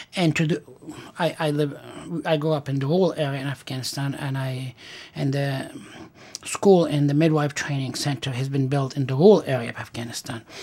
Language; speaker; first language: English; non-native, fluent; Pashto